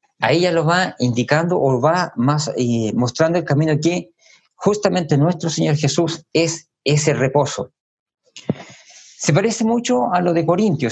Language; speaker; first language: Spanish; native; Spanish